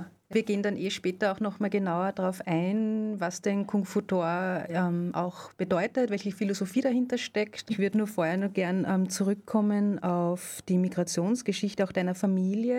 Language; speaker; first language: German; native; German